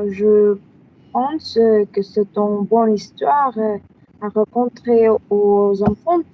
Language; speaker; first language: French; non-native, learner; Spanish